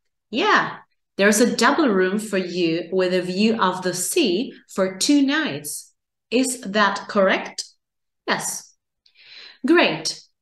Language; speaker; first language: English; non-native, fluent; Czech